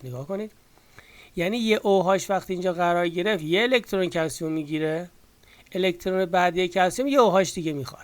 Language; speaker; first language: Persian; native; Persian